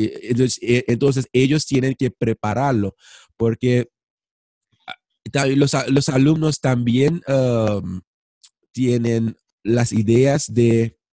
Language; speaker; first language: Spanish; non-native, fluent; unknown